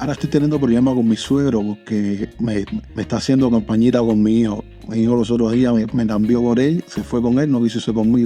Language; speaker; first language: Spanish; native; Spanish